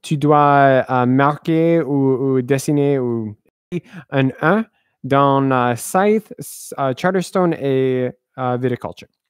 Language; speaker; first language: French; non-native, learner; English